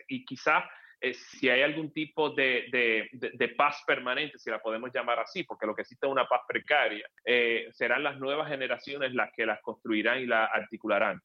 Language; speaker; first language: Spanish; native; Spanish